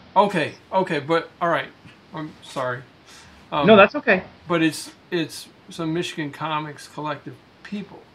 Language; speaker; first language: English; native; English